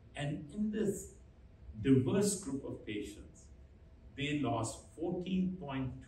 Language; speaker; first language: English; non-native, local second language; Hindi